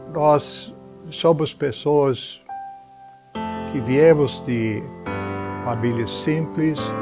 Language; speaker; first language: Portuguese; non-native, fluent; English